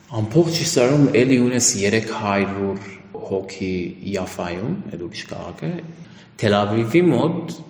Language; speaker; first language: Armenian; early bilingual, heritage; Armenian